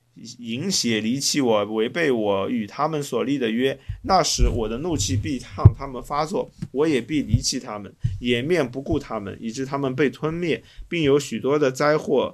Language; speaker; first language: Chinese; native; Chinese